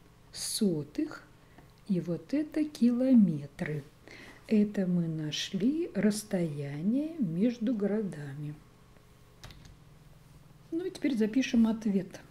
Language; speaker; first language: Russian; native; Russian